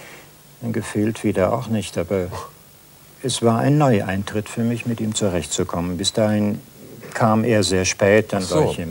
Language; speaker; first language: German; native; German